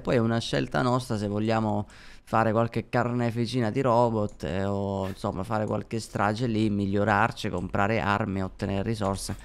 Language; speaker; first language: Italian; native; Italian